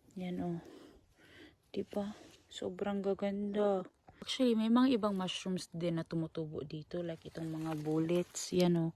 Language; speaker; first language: Filipino; non-native, local second language; Cebuano